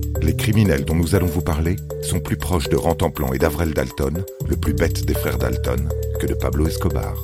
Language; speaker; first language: French; native; French